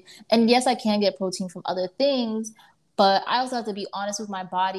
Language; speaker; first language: English; native; English